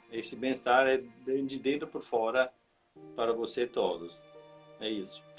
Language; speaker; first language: Portuguese; non-native, fluent; Italian